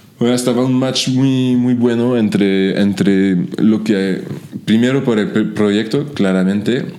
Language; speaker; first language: Spanish; non-native, fluent; French